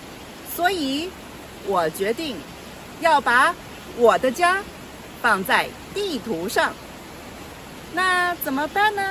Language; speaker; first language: Chinese; non-native, local second language; Yao